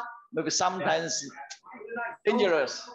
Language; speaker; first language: English; non-native, learner; Chinese